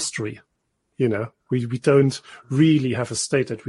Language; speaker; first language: English; non-native, fluent; German